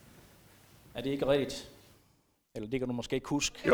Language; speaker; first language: Danish; native; Danish